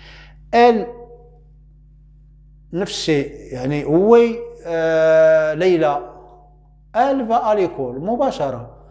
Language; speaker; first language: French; non-native, local second language; Arabic